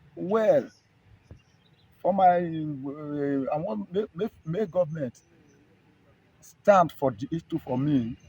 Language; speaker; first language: Nigerian Pidgin; non-native, local second language; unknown